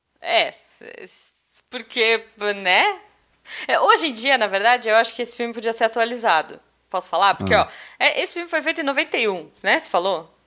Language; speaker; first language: Portuguese; native; Portuguese